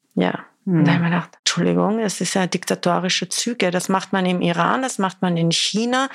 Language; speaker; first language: German; early bilingual, other home language; Persian